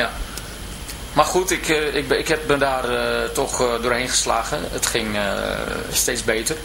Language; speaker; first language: Dutch; native; Dutch